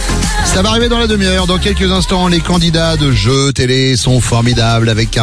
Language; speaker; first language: French; native; French